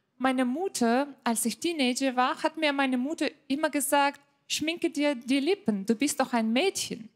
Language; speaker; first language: German; non-native, fluent; Ukrainian